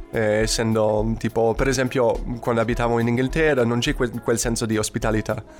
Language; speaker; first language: Italian; non-native, fluent; English